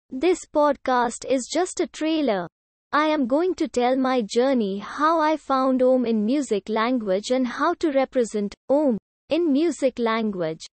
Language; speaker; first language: English; non-native, local second language; Hindi